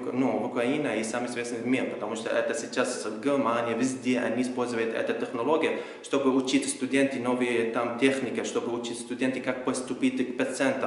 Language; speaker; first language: Ukrainian; non-native, fluent; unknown